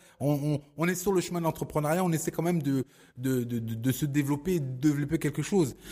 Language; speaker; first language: French; early bilingual, other home language; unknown